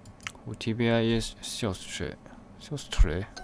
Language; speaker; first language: Russian; non-native, learner; English